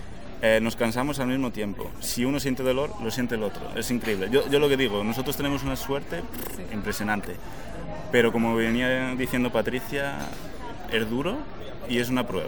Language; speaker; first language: Spanish; native; Spanish